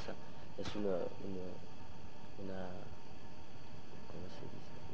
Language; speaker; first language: Spanish; non-native, learner; French